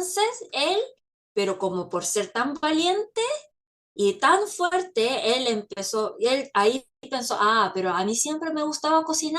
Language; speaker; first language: Spanish; non-native, fluent; Korean